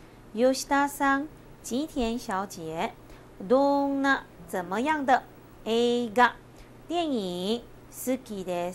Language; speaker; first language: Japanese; non-native, fluent; Chinese